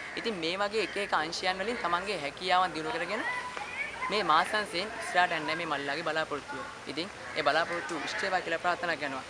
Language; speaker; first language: Sinhala; native; Sinhala